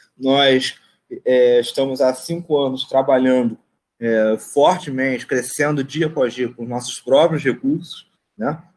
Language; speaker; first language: Portuguese; native; Portuguese